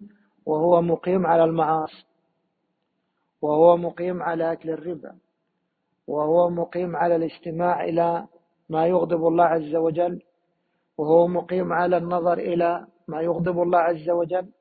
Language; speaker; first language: Arabic; native; Arabic